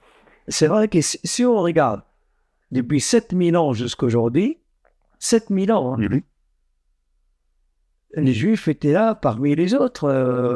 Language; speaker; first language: French; non-native, fluent; Arabic